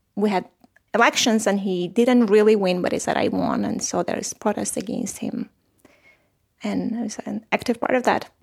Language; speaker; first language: English; non-native, fluent; Armenian